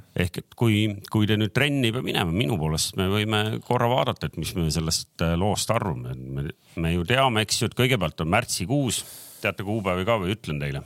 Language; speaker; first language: Estonian; native; Estonian